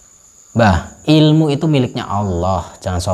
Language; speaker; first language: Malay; non-native, local second language; Javanese